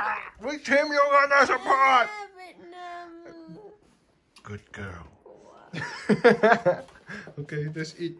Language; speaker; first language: English; non-native, learner; Vietnamese